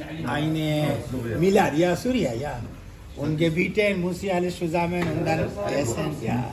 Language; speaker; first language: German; non-native, learner; Urdu